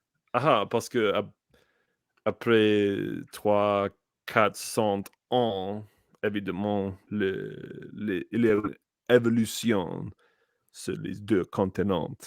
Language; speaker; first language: French; non-native, learner; English